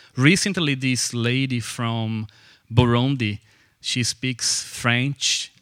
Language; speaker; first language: English; non-native, fluent; Portuguese